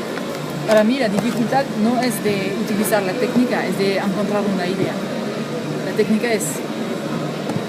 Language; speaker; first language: Spanish; non-native, learner; French